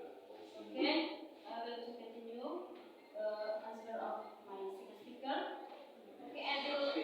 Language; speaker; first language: English; non-native, learner; Indonesian